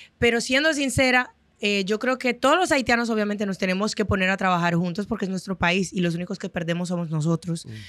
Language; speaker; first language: Spanish; non-native, fluent; Haitian Creole